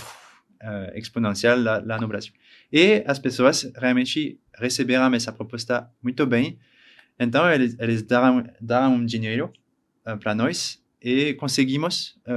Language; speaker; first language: Portuguese; non-native, learner; French